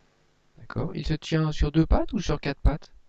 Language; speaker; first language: French; native; French